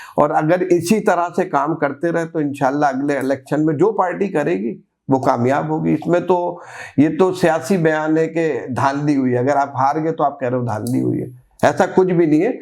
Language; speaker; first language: Urdu; native; Urdu